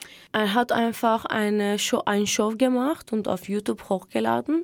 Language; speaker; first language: German; non-native, fluent; Turkish